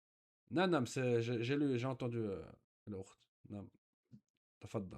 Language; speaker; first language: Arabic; non-native, fluent; French